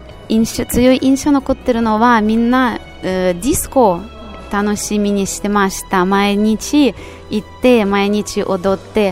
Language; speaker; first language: Japanese; non-native, fluent; Russian